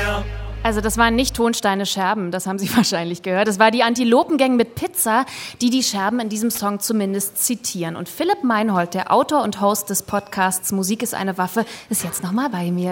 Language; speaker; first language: German; native; German